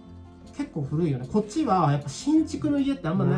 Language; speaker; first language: Japanese; native; Japanese